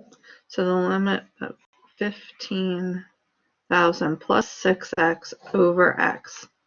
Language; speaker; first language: English; native; English